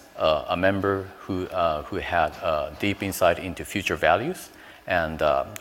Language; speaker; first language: English; non-native, fluent; Japanese